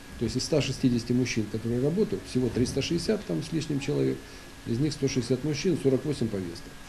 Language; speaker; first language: Russian; native; Russian